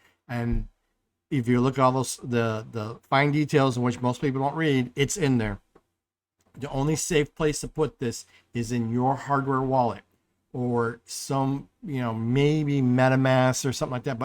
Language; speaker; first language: English; native; English